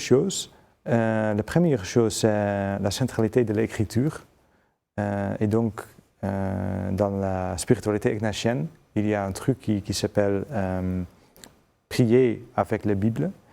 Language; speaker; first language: French; non-native, fluent; Dutch